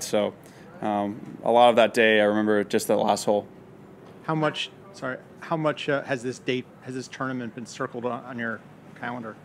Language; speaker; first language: English; native; English